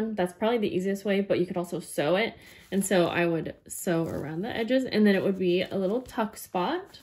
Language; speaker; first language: English; native; English